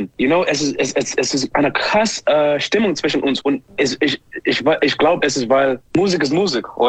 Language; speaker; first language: German; non-native, fluent; English